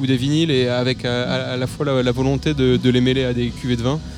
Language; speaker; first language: French; native; French